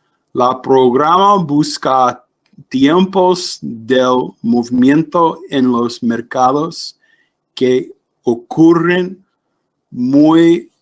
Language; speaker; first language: Spanish; non-native, learner; English